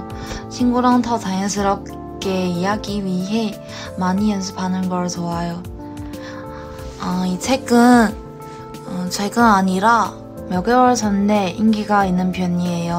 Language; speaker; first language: Korean; non-native, learner; Chinese